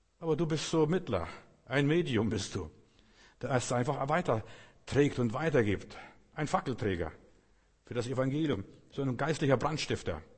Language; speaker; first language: German; non-native, fluent; Russian